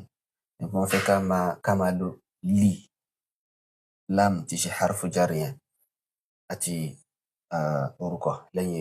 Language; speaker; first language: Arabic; non-native, fluent; Yoruba